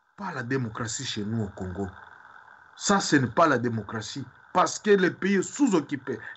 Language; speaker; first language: French; non-native, local second language; Swahili